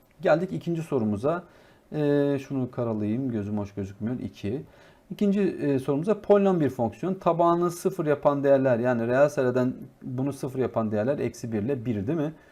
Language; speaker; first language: Turkish; native; Turkish